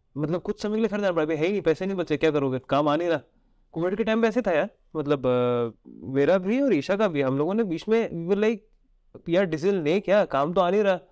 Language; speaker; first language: Hindi; native; Hindi